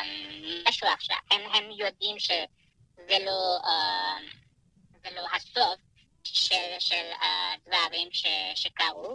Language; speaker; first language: Hebrew; non-native, fluent; Persian